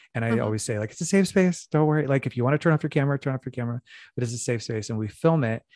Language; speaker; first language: English; native; English